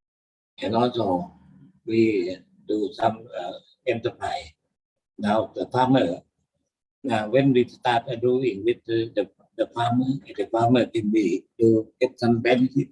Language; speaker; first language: English; non-native, learner; Thai